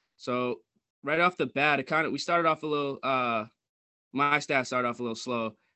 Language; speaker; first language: English; native; English